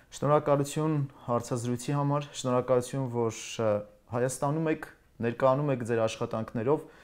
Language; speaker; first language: Armenian; native; Armenian